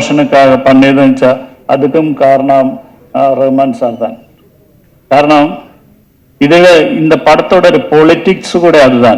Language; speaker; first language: Tamil; non-native, learner; Malayalam